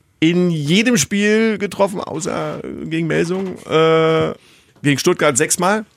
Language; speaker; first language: German; native; German